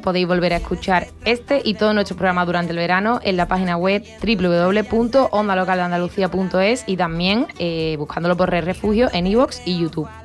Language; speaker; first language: Spanish; native; Spanish